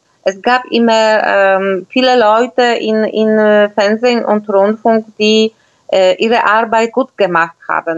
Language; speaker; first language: German; non-native, fluent; Polish